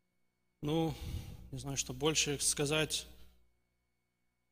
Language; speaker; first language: Russian; early bilingual, heritage; Russian